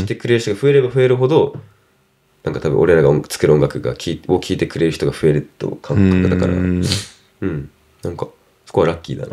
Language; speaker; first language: Japanese; non-native, local second language; English